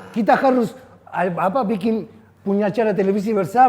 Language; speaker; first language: Indonesian; non-native, fluent; Spanish